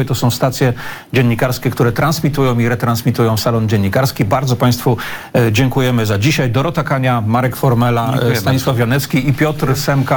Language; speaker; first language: Polish; native; Polish